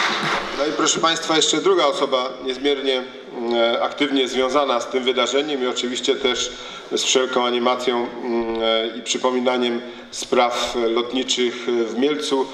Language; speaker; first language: Polish; native; Polish